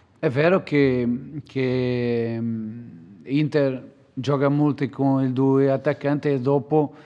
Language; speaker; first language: Italian; non-native, fluent; Portuguese